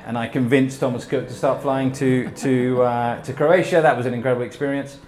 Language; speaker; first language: English; early bilingual, heritage; English